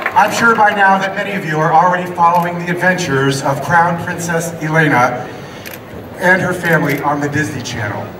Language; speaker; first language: English; native; English